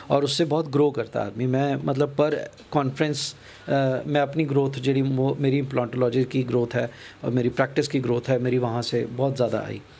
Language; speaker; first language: Hindi; non-native, local second language; Punjabi